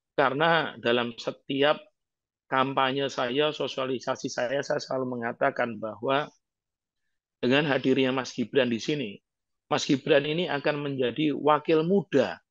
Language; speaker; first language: Indonesian; native; Indonesian